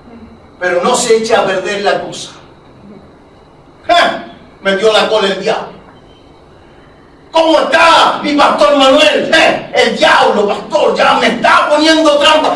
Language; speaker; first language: Spanish; native; Spanish